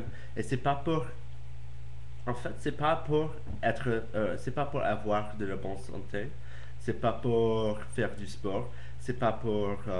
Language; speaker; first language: French; non-native, learner; English